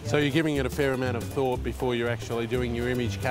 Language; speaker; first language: English; native; English